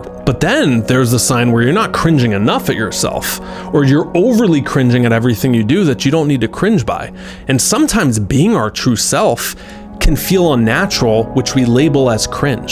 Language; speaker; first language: English; native; English